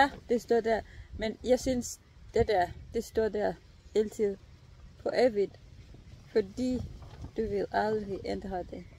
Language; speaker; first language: Danish; non-native, fluent; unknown